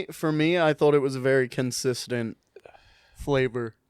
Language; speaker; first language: English; native; English